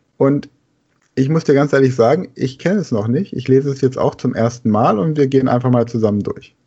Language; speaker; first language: German; native; German